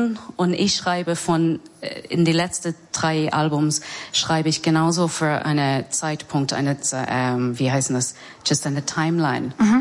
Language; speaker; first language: German; non-native, learner; English